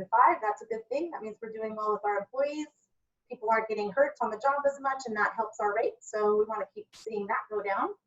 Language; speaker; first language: English; native; English